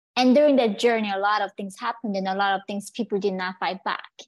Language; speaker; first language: English; early bilingual, other home language; Korean